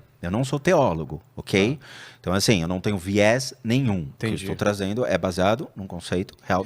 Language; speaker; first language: Portuguese; native; Portuguese